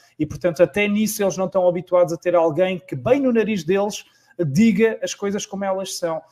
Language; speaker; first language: Portuguese; native; Portuguese